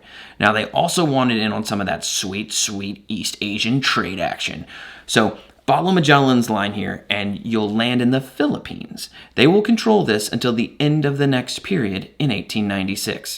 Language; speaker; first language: English; native; English